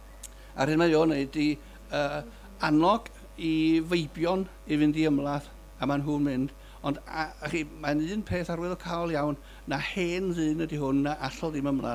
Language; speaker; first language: Welsh; native; Welsh